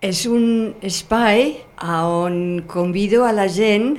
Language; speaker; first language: Catalan; non-native, fluent; German